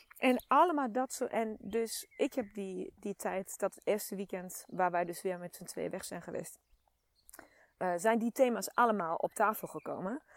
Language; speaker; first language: Dutch; native; Dutch